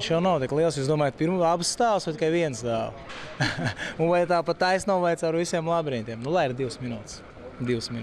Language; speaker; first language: Latvian; native; Latvian